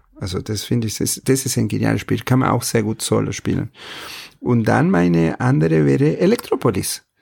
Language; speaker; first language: German; non-native, fluent; Spanish